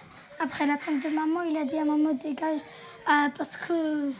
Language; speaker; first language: French; non-native, learner; Arabic